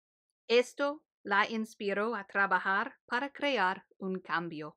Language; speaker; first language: Spanish; early bilingual, heritage; Spanish